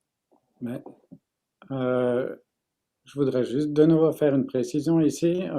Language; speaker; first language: French; non-native, fluent; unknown